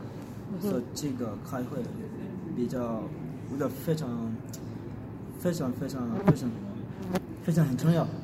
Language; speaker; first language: Chinese; non-native, learner; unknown